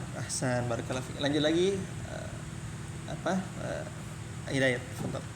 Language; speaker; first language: Indonesian; native; Indonesian